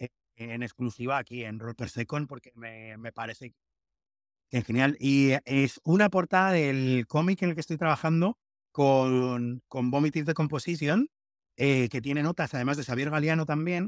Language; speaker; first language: Spanish; native; Spanish